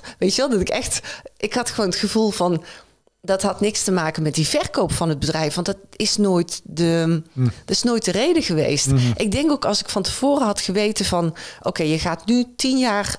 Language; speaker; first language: Dutch; native; Dutch